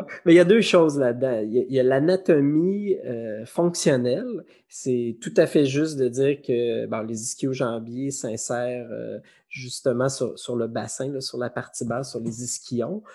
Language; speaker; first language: French; native; French